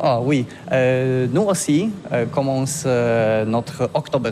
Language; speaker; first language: French; non-native, learner; Polish